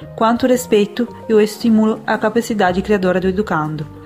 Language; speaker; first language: Portuguese; non-native, fluent; Italian